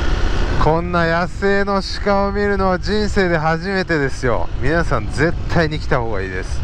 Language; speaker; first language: Japanese; native; Japanese